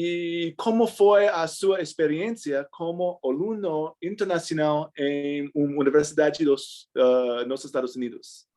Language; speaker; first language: Portuguese; non-native, fluent; English